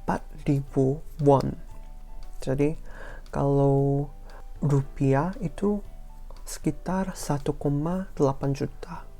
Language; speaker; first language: Indonesian; non-native, fluent; Korean